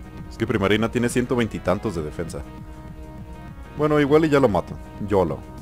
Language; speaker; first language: Spanish; native; Spanish